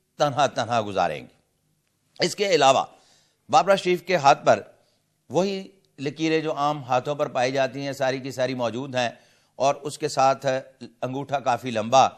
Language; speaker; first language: Urdu; non-native, local second language; Punjabi